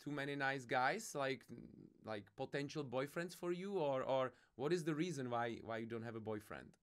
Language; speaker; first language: English; non-native, learner; Czech